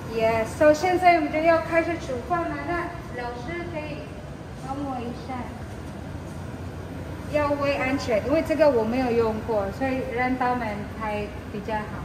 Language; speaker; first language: Chinese; non-native, learner; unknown